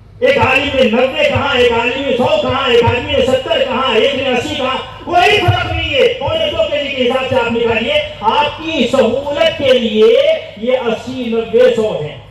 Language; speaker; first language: Urdu; native; Urdu